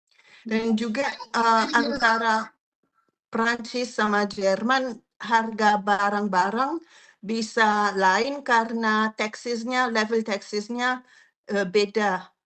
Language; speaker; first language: Indonesian; non-native, fluent; French